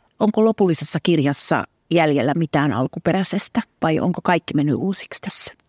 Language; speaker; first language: Finnish; native; Finnish